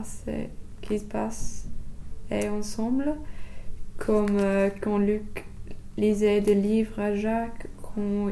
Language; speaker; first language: French; non-native, learner; English